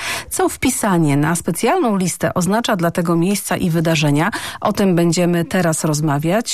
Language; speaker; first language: Polish; native; Polish